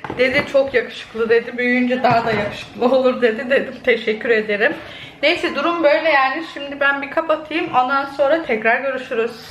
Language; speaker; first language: Turkish; native; Turkish